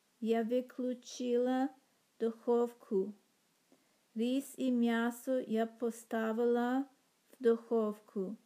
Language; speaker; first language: Russian; non-native, learner; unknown